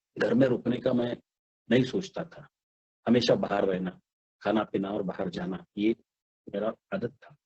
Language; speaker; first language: Hindi; non-native, local second language; Marathi